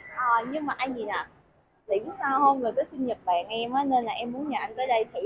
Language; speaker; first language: Chinese; non-native, learner; Vietnamese